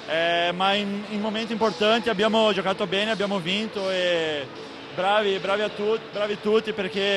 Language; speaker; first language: Italian; non-native, learner; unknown